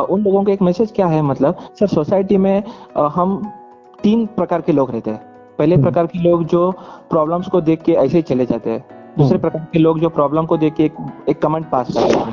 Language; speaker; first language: Hindi; non-native, local second language; Kannada